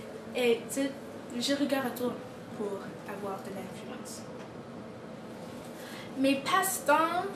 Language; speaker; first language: French; non-native, local second language; English